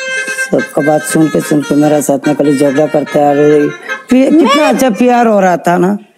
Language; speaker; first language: Hindi; non-native, learner; Bangla